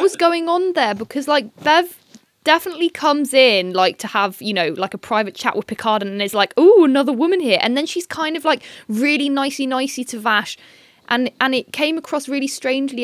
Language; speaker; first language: English; native; English